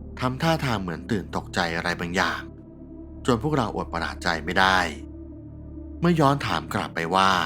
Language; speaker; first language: Thai; native; Thai